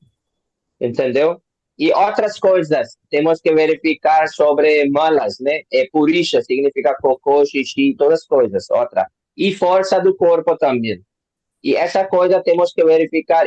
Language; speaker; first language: Portuguese; non-native, learner; Hindi